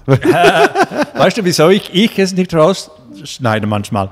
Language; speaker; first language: German; non-native, fluent; English